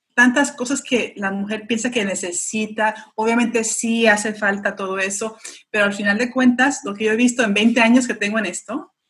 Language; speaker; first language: Spanish; early bilingual, heritage; Spanish